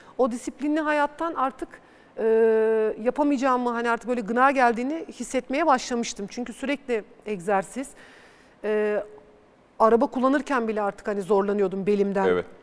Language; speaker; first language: Turkish; early bilingual, other home language; Bulgarian